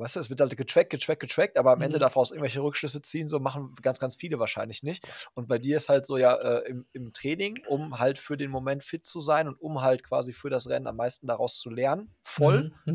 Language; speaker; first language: German; native; German